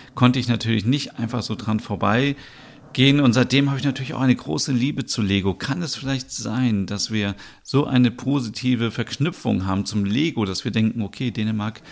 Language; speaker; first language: German; native; German